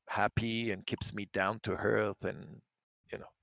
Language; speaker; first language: English; non-native, fluent; French